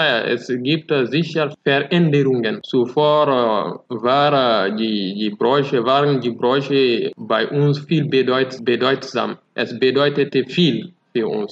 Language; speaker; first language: German; non-native, fluent; Fula